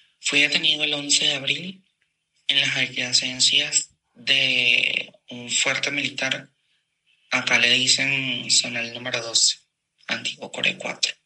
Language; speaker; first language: Spanish; native; Spanish